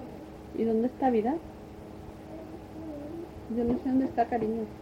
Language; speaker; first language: Spanish; native; Spanish